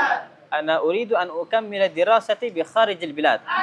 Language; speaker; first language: Arabic; non-native, fluent; Indonesian